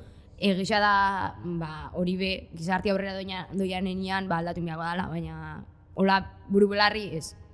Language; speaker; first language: Basque; native; Basque